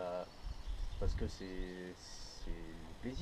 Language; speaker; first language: French; native; French